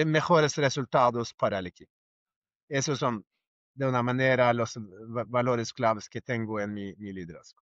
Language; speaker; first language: Spanish; non-native, fluent; Norwegian